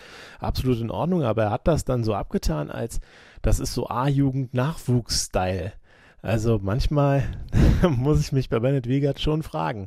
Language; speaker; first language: German; native; German